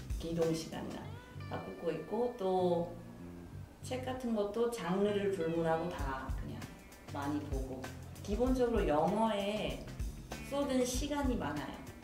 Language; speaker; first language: Korean; native; Korean